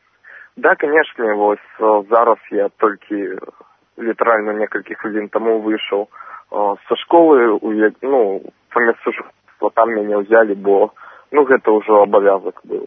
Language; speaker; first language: Belarusian; non-native, local second language; Russian